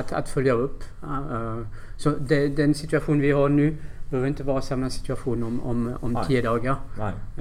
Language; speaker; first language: Swedish; non-native, fluent; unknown